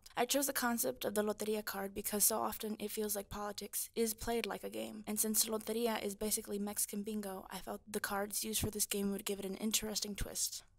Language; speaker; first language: English; early bilingual, other home language; Spanish